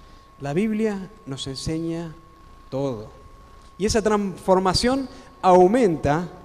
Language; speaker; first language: Spanish; native; Spanish